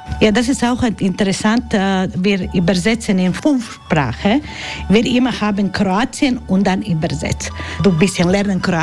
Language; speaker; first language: German; non-native, learner; Croatian